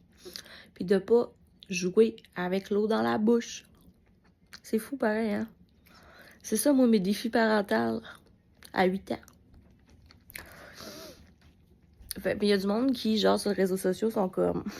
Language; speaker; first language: French; native; French